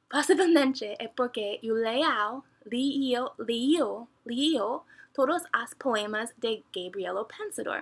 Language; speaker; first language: Portuguese; non-native, learner; English